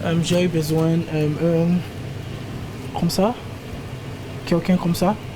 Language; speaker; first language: French; non-native, learner; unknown